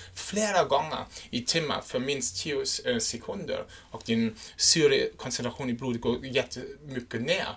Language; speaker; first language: Swedish; non-native, fluent; German